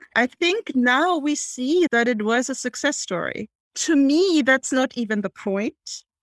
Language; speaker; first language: English; non-native, fluent; German